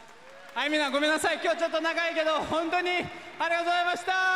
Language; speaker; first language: Japanese; non-native, learner; Portuguese